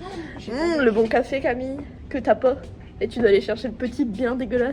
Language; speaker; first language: French; native; French